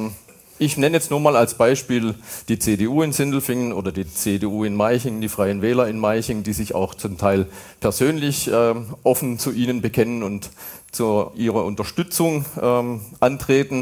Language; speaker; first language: German; native; German